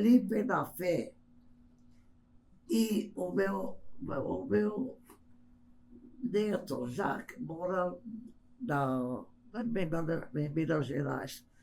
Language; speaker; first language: Portuguese; non-native, fluent; English